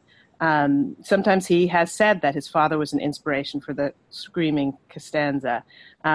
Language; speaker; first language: English; native; English